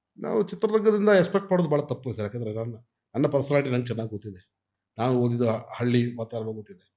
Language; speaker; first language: Kannada; non-native, local second language; Malayalam